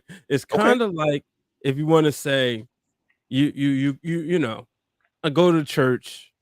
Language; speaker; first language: English; native; English